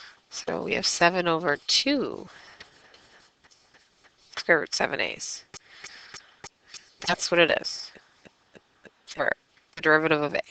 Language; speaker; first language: English; native; English